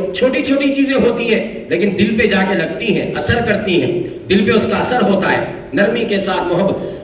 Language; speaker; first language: Urdu; native; Urdu